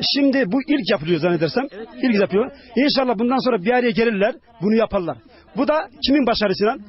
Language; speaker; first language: Turkish; native; Turkish